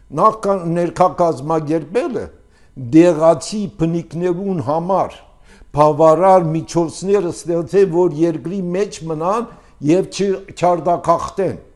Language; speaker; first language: Armenian; early bilingual, heritage; Armenian